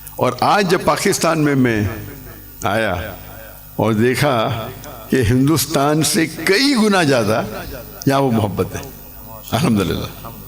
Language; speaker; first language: Urdu; non-native, local second language; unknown